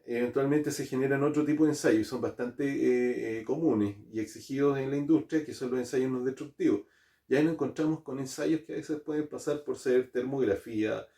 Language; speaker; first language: Spanish; native; Spanish